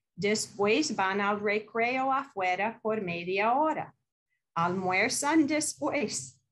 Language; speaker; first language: Spanish; non-native, fluent; English